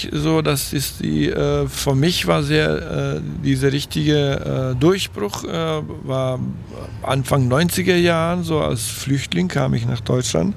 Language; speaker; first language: German; non-native, fluent; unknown